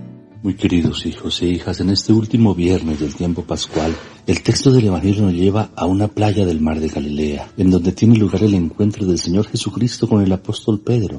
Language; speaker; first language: Spanish; native; Spanish